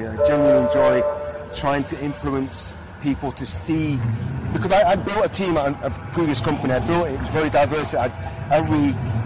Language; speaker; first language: English; native; English